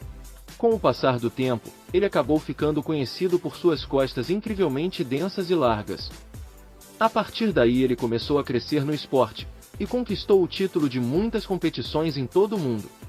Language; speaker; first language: Portuguese; native; Portuguese